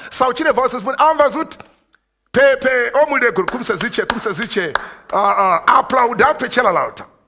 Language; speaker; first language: Romanian; non-native, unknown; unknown